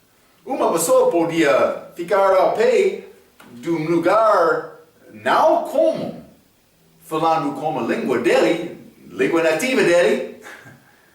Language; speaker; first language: Portuguese; non-native, learner; English